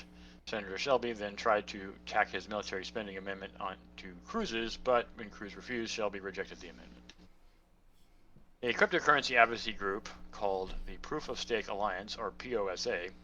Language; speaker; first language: English; native; English